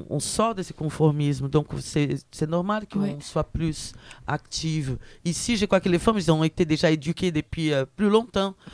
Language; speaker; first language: French; non-native, fluent; Portuguese